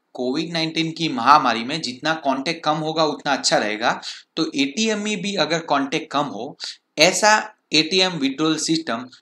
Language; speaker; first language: Hindi; non-native, local second language; Gujarati